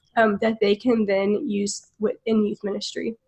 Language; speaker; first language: English; native; English